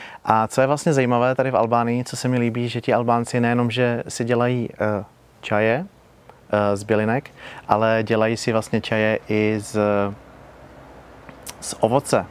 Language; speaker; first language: Czech; native; Czech